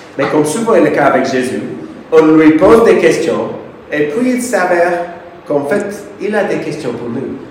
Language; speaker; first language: French; non-native, fluent; English